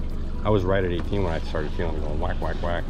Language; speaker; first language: English; native; English